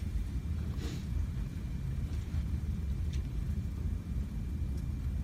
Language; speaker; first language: English; non-native, fluent; Hebrew